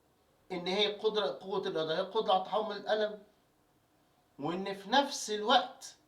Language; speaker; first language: Arabic; native; Arabic